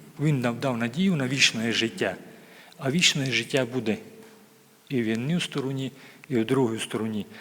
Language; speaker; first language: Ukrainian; native; Ukrainian